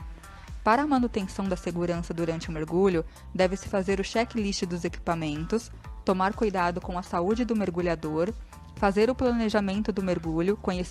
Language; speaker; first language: Portuguese; native; Portuguese